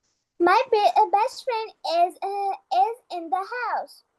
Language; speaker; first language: English; non-native, learner; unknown